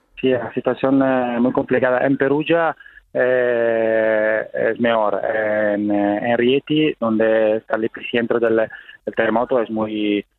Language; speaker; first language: Spanish; non-native, learner; Italian